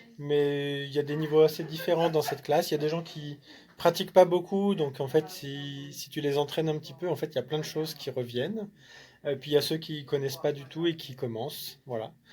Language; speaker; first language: French; native; French